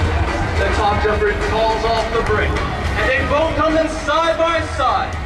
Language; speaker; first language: English; native; English